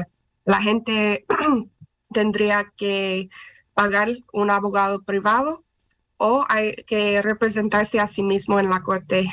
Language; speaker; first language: Spanish; non-native, fluent; English